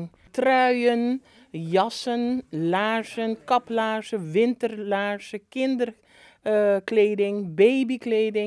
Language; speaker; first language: Dutch; non-native, local second language; Papiamento